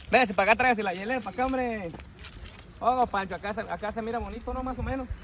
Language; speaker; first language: Spanish; native; Spanish